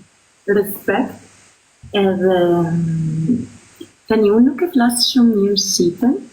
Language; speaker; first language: Albanian; early bilingual, heritage; Italian